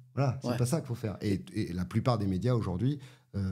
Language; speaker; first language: French; native; French